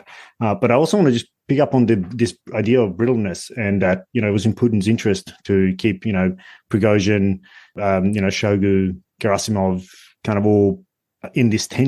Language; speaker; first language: English; native; English